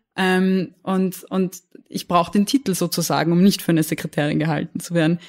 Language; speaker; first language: German; native; German